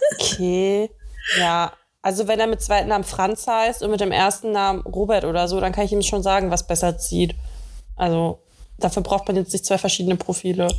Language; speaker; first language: German; early bilingual, other home language; Russian